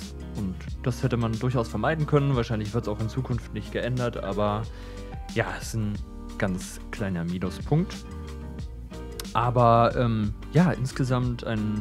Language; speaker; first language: German; native; German